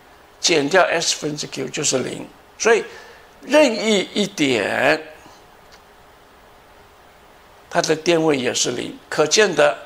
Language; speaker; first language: Chinese; native; Chinese